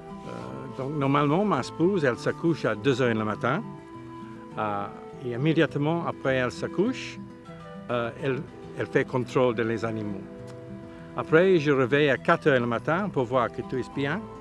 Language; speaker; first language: French; non-native, learner; English